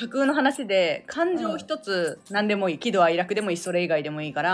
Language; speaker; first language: Japanese; native; Japanese